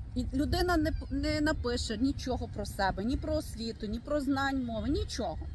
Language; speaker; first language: Ukrainian; native; Ukrainian